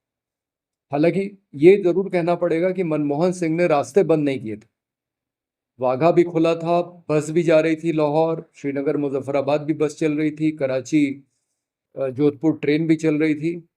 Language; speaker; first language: Hindi; native; Hindi